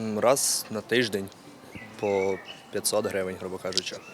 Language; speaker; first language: Ukrainian; native; Ukrainian